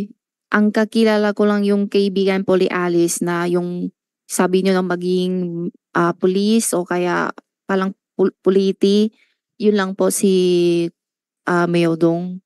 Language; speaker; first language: Filipino; non-native, learner; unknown